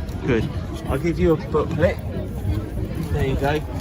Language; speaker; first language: English; native; English